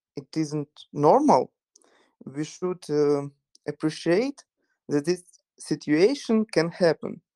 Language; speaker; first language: English; non-native, fluent; Ukrainian